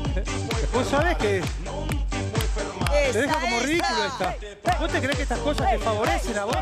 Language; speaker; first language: Spanish; native; Spanish